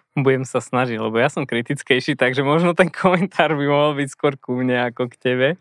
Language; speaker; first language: Slovak; native; Slovak